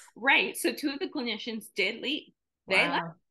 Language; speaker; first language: English; native; English